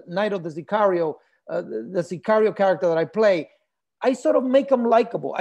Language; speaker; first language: English; early bilingual, other home language; Spanish